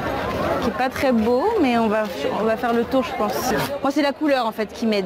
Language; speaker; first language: French; native; French